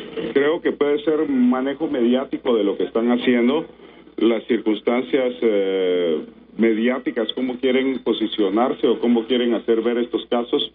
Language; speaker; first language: Spanish; native; Spanish